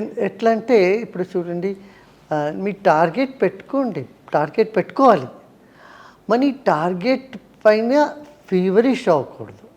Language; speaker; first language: Telugu; non-native, local second language; Tamil